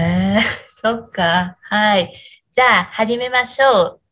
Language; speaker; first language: Japanese; non-native, learner; Vietnamese